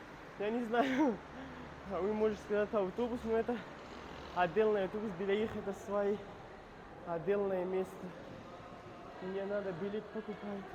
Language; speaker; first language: Russian; non-native, learner; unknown